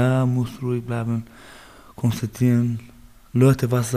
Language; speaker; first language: German; non-native, learner; Baluchi